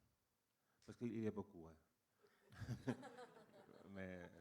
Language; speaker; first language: French; non-native, fluent; Finnish